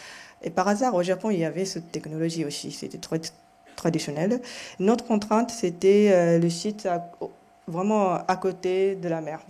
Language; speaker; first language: French; non-native, fluent; Japanese